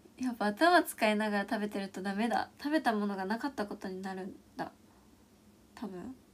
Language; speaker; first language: Japanese; native; Japanese